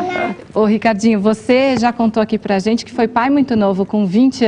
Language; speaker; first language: Portuguese; native; Portuguese